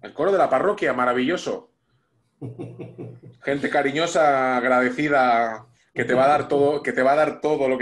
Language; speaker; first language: Spanish; native; Spanish